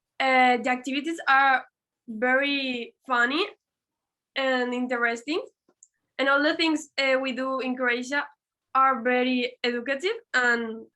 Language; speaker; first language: English; non-native, learner; Spanish